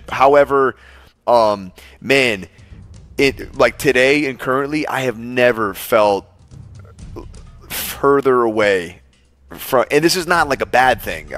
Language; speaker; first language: English; native; English